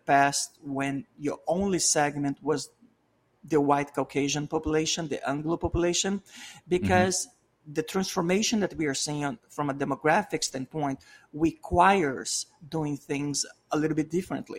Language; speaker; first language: English; non-native, fluent; Portuguese